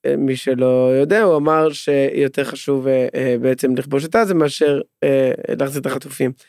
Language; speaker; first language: Hebrew; native; Hebrew